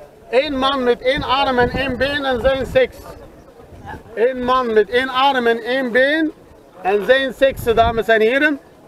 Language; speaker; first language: Dutch; non-native, learner; Arabic